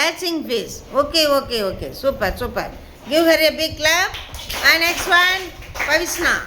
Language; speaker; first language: English; non-native, local second language; Tamil